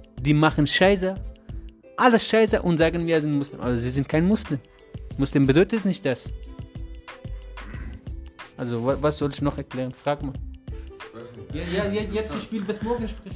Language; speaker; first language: German; non-native, learner; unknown